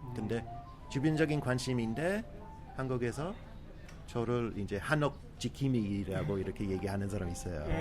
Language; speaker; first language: Korean; non-native, fluent; English